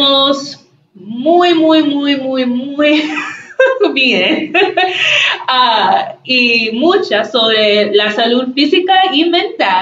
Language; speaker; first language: Spanish; non-native, learner; English